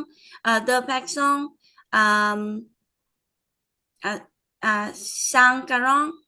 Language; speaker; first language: French; non-native, learner; Vietnamese